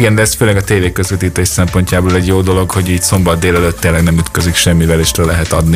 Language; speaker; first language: Hungarian; native; Hungarian